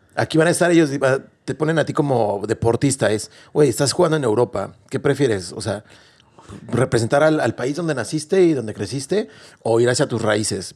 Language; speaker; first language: Spanish; native; Spanish